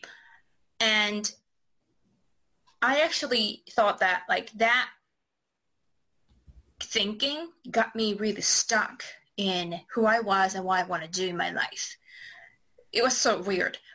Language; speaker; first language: English; non-native, fluent; Japanese